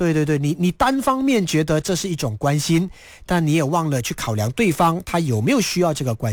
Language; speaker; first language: Chinese; native; Chinese